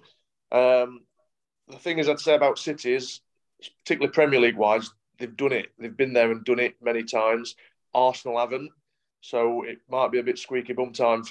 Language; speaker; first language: English; native; English